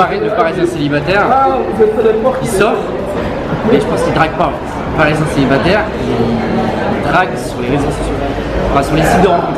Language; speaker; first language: French; native; French